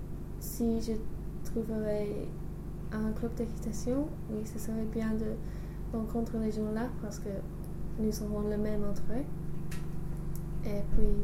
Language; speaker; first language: French; non-native, learner; English